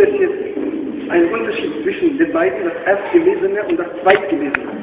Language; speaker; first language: German; non-native, fluent; Arabic